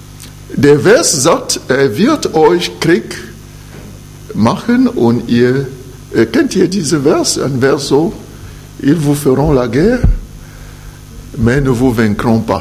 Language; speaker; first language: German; non-native, fluent; French